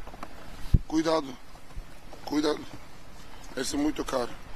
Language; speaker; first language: Portuguese; non-native, learner; Turkish